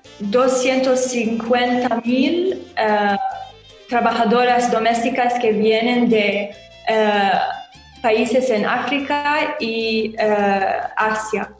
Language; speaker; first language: Spanish; non-native, learner; Arabic